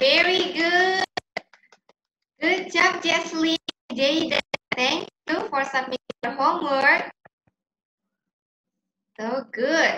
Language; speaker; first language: English; non-native, learner; Indonesian